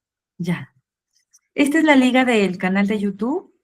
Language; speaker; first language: Spanish; native; Spanish